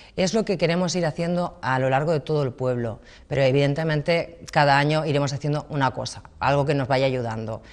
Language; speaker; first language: Spanish; native; Spanish